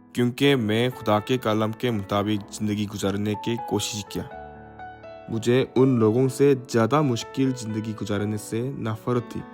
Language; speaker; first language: Urdu; non-native, learner; Korean